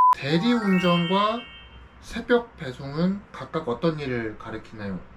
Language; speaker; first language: Korean; native; Korean